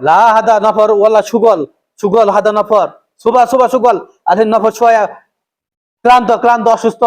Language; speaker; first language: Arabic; non-native, learner; Bangla